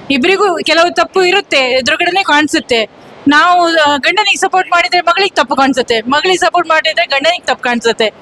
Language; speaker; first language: Kannada; non-native, local second language; Konkani